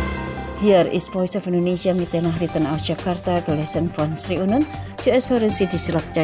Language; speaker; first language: German; non-native, fluent; Indonesian